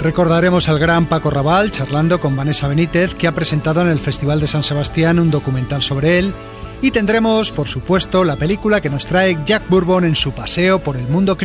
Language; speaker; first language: Spanish; native; Spanish